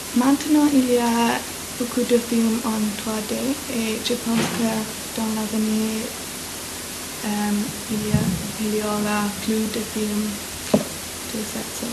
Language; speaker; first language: French; non-native, learner; English